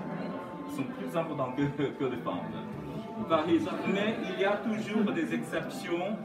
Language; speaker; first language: French; non-native, fluent; Chinese